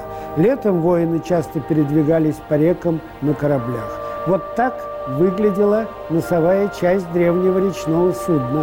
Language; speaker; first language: Russian; native; Russian